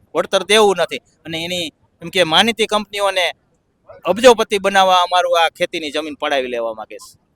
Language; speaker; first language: Gujarati; native; Gujarati